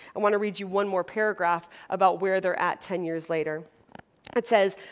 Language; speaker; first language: English; native; English